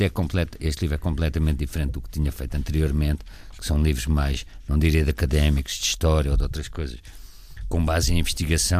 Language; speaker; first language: Portuguese; native; Portuguese